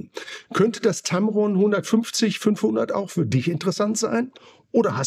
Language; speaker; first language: German; native; German